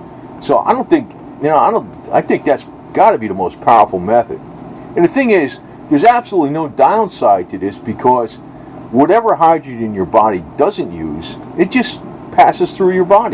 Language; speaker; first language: English; native; English